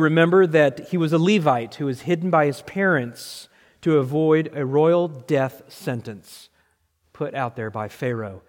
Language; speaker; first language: English; native; English